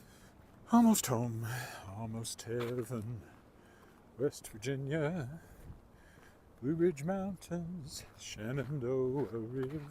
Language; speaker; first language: English; native; English